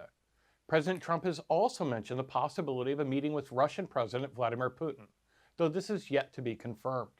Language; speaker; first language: English; native; English